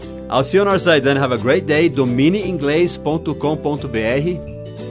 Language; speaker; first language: English; native; English